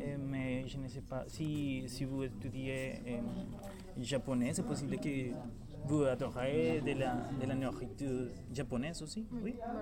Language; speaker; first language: French; non-native, learner; Spanish